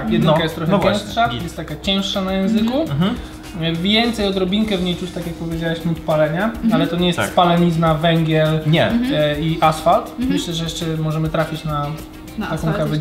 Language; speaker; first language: Polish; native; Polish